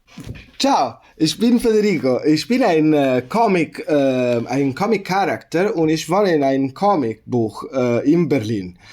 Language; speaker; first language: German; non-native, learner; Italian